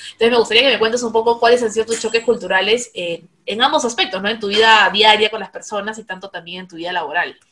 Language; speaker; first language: Spanish; native; Spanish